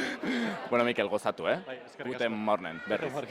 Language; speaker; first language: Basque; native; Basque